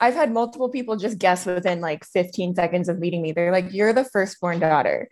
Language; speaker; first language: English; native; English